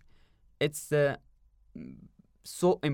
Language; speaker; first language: English; non-native, learner; Persian